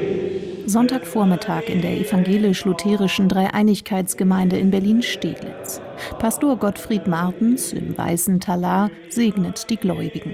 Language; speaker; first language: German; native; German